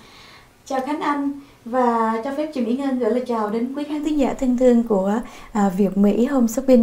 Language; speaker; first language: Vietnamese; native; Vietnamese